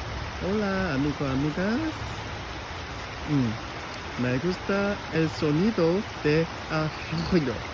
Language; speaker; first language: Spanish; non-native, learner; Korean